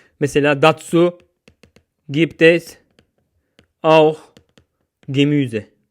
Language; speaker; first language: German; non-native, fluent; Turkish